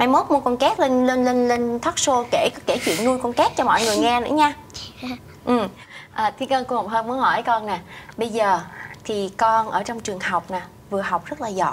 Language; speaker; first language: Vietnamese; native; Vietnamese